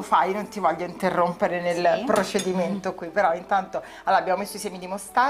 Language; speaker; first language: Italian; native; Italian